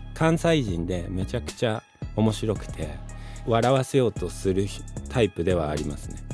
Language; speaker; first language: Japanese; early bilingual, other home language; Spanish